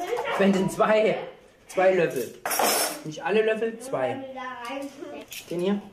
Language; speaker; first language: German; native; German